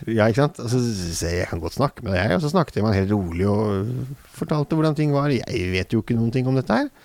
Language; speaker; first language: Norwegian; native; Norwegian